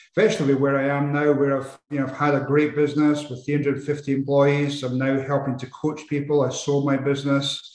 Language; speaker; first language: English; native; English